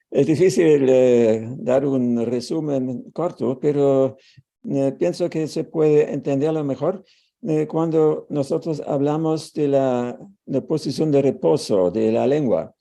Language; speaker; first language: Spanish; non-native, fluent; German